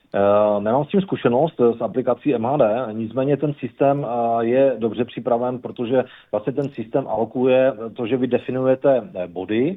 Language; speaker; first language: Czech; native; Czech